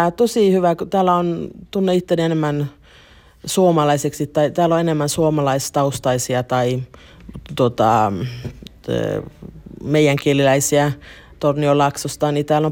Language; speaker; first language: Finnish; early bilingual, heritage; Finnish